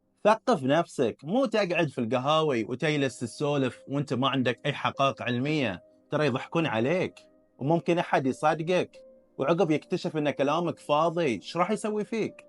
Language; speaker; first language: Arabic; native; Arabic